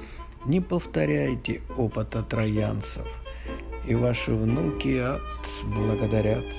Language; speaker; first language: Russian; native; Russian